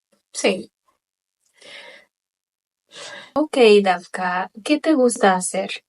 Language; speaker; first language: Spanish; non-native, local second language; Haitian Creole